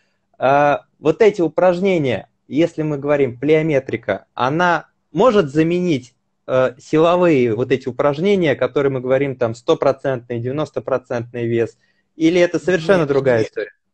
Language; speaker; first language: Russian; native; Russian